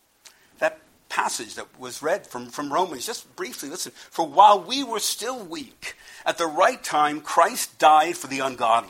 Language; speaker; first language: English; native; English